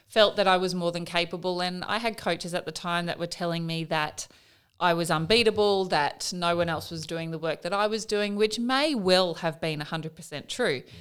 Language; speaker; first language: English; native; English